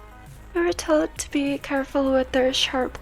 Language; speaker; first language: English; native; English